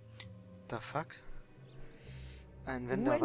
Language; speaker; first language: German; native; German